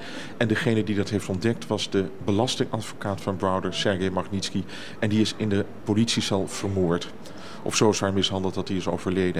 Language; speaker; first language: Dutch; native; Dutch